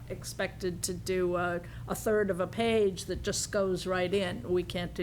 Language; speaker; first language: English; native; English